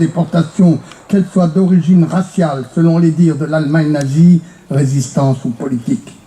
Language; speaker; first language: French; native; French